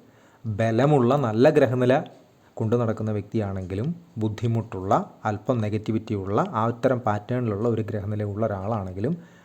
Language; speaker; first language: Malayalam; native; Malayalam